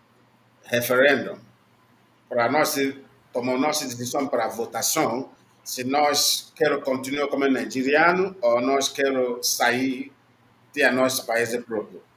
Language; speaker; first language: Portuguese; non-native, learner; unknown